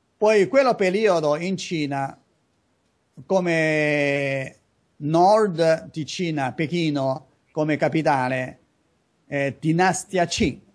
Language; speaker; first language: Italian; non-native, learner; Chinese